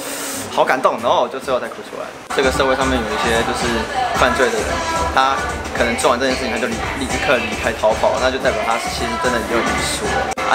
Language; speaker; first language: Chinese; native; Chinese